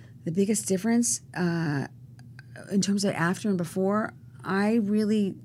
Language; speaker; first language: English; native; English